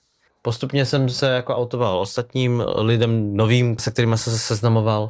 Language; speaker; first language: Czech; early bilingual, other home language; Vietnamese